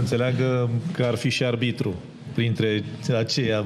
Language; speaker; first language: Romanian; native; Romanian